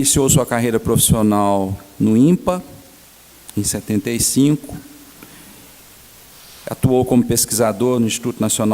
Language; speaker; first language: Portuguese; native; Portuguese